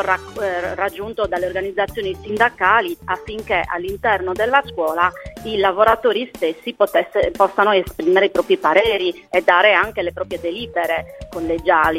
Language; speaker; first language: Italian; native; Italian